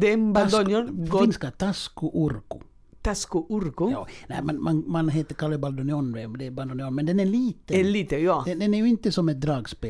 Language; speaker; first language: Swedish; native; Swedish